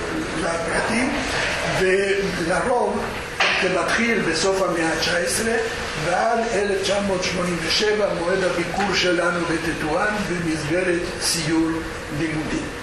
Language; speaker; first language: Hebrew; non-native, fluent; Spanish